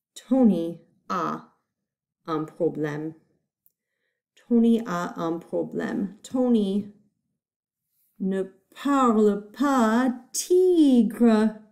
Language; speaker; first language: French; non-native, fluent; English